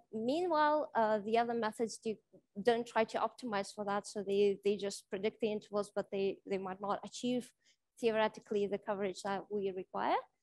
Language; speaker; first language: English; non-native, fluent; Lithuanian